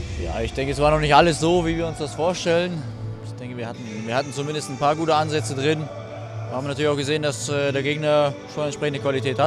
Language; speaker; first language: German; native; German